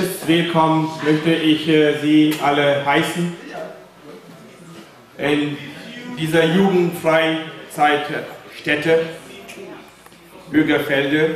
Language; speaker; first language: German; non-native, fluent; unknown